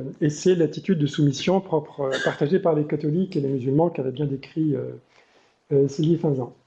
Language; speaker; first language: French; native; French